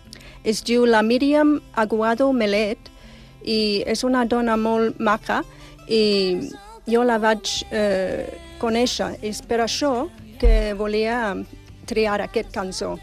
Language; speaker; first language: Catalan; non-native, fluent; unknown